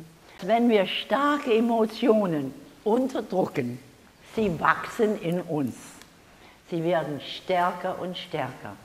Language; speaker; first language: German; non-native, learner; English